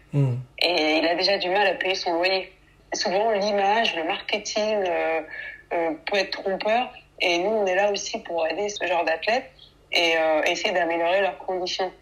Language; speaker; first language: French; early bilingual, other home language; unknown